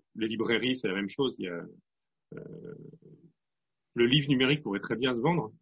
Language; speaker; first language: French; native; French